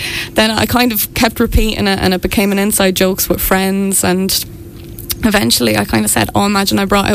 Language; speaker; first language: English; native; English